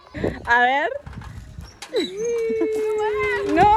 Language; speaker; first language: Spanish; native; Spanish